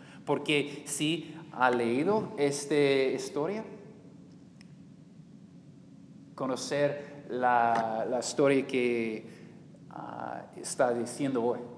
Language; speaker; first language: Spanish; non-native, learner; English